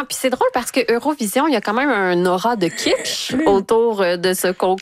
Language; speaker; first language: French; native; French